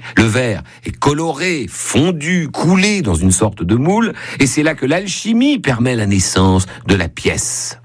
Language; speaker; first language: French; native; French